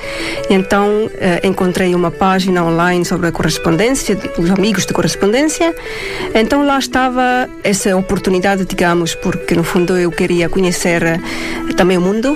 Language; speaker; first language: Portuguese; non-native, fluent; Estonian